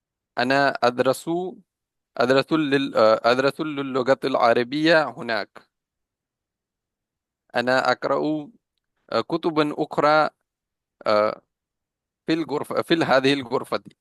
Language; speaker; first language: Arabic; non-native, learner; Urdu